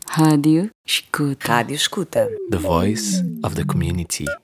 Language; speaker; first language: English; non-native, local second language; Bangla